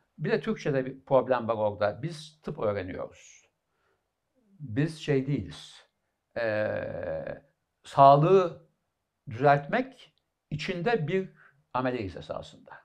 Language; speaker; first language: Turkish; native; Turkish